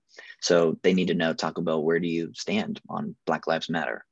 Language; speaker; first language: English; native; English